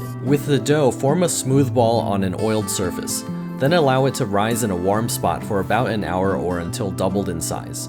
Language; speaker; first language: English; native; English